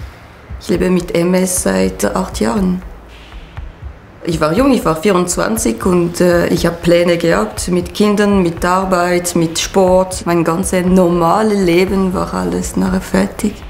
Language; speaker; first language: German; non-native, local second language; French